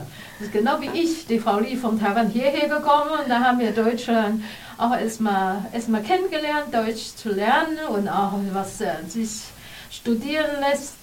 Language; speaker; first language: German; non-native, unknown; Chinese